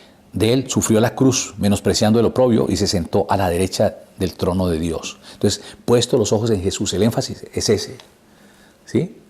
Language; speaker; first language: Spanish; native; Spanish